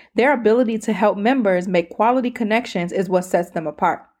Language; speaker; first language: English; native; English